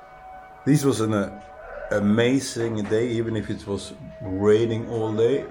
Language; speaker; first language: English; non-native, fluent; Swedish